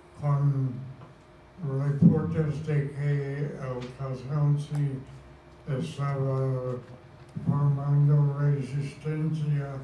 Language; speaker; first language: Spanish; non-native, fluent; English